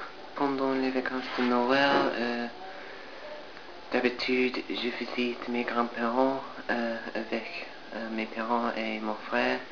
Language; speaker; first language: French; non-native, learner; English